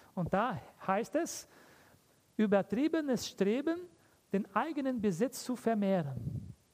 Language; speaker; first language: German; early bilingual, heritage; German